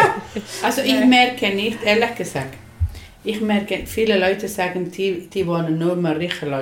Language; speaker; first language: German; non-native, learner; Spanish